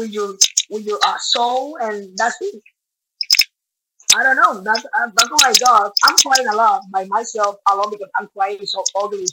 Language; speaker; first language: English; non-native, learner; Spanish